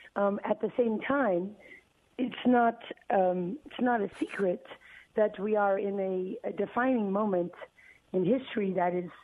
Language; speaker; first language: English; native; English